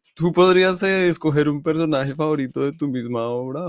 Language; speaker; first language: Spanish; native; Spanish